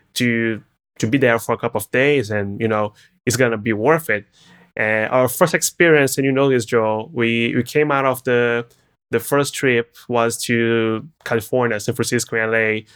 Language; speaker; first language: English; non-native, fluent; Portuguese